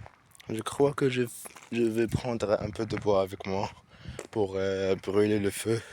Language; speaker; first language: French; non-native, learner; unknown